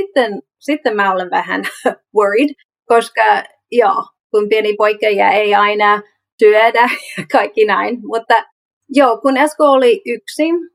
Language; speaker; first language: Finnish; non-native, learner; English